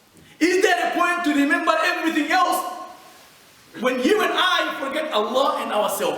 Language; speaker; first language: English; non-native, fluent; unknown